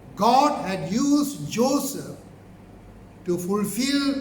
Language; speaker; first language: English; non-native, local second language; Tamil